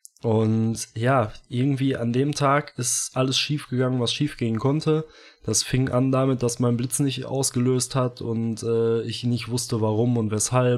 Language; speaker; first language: German; native; German